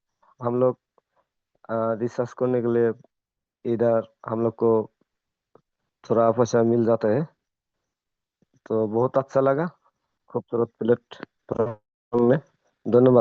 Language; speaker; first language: Hindi; non-native, local second language; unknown